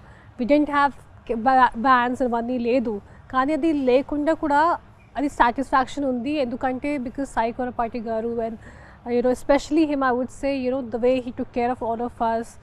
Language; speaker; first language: Telugu; non-native, fluent; Hindi